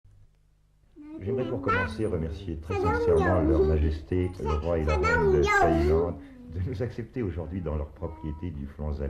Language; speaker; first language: French; native; French